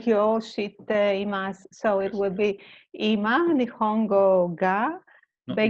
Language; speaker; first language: Japanese; non-native, learner; English